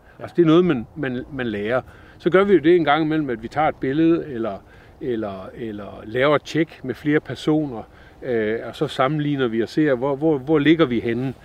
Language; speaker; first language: Danish; native; Danish